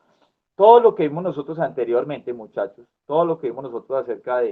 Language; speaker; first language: Spanish; native; Spanish